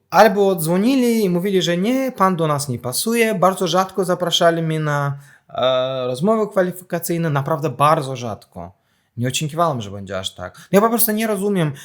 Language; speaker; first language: Polish; non-native, fluent; Azerbaijani